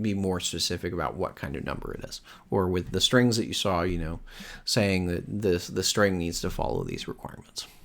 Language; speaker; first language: English; native; English